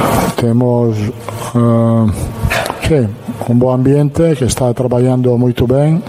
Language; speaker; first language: Portuguese; non-native, learner; Italian